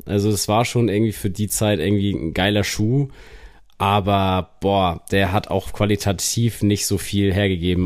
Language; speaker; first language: German; native; German